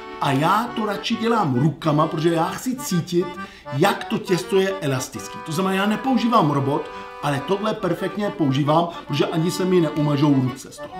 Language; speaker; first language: Czech; non-native, fluent; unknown